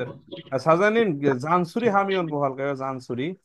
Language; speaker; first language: Korean; non-native, fluent; Bangla